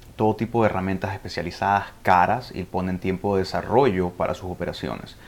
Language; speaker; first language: Spanish; early bilingual, heritage; Spanish